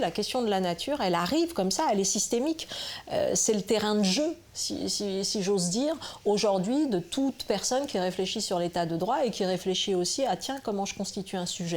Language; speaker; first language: French; native; French